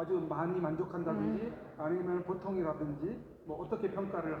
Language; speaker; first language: Korean; native; Korean